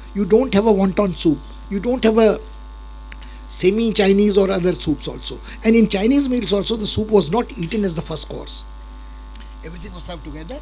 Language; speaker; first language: English; non-native, local second language; Hindi